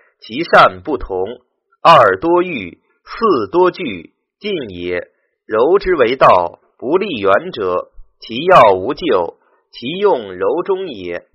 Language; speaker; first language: Chinese; native; Chinese